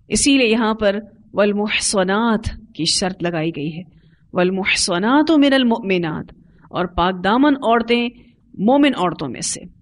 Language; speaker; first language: Urdu; native; Urdu